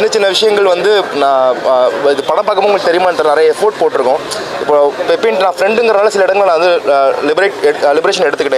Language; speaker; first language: Tamil; native; Tamil